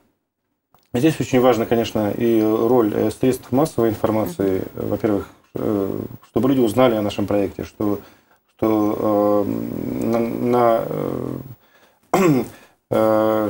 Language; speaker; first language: Russian; native; Russian